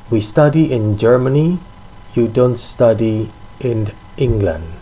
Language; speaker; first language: English; non-native, fluent; Indonesian